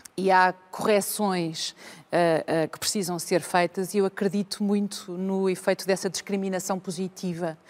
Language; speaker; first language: Portuguese; native; Portuguese